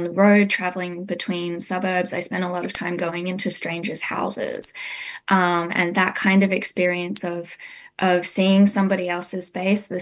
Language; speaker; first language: English; native; English